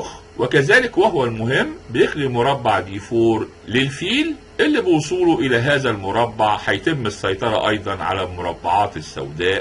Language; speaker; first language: Arabic; native; Arabic